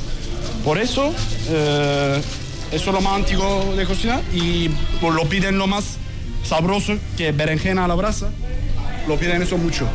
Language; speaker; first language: Spanish; non-native, learner; Turkish